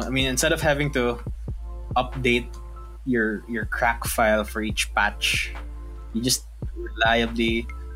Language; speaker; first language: English; non-native, local second language; Filipino